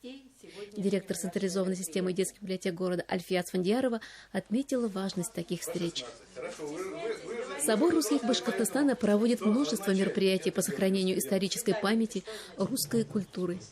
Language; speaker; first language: Russian; native; Russian